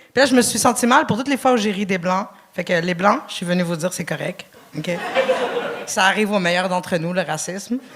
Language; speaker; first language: French; early bilingual, other home language; Arabic